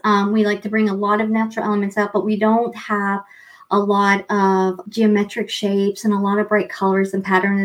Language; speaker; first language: English; native; English